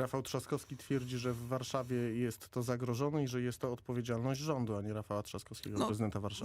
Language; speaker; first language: Polish; native; Polish